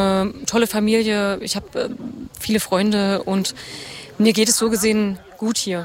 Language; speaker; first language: German; native; German